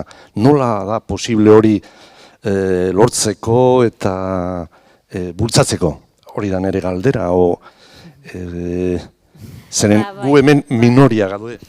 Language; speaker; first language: Basque; non-native, local second language; Spanish